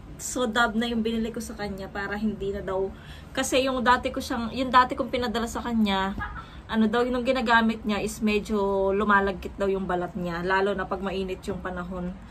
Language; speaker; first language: Filipino; native; Filipino